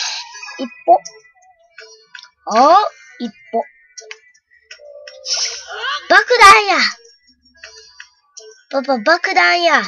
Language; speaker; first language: Japanese; native; Japanese